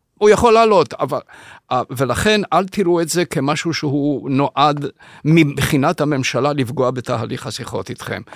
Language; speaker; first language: Hebrew; early bilingual, other home language; Spanish